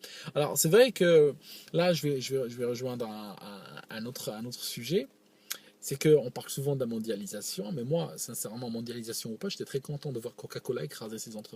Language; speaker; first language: French; non-native, local second language; Arabic